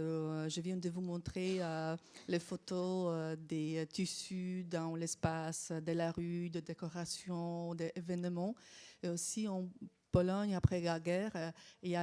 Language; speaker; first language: French; non-native, fluent; Polish